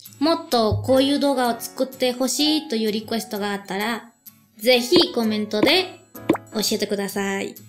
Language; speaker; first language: Japanese; non-native, fluent; Spanish